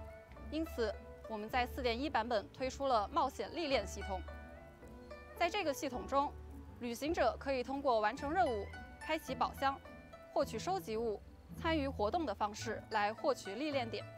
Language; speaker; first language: Chinese; native; Chinese